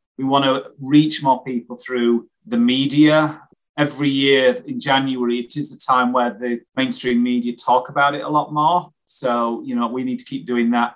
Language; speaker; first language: English; native; English